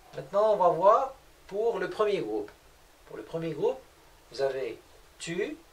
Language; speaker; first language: French; non-native, local second language; Arabic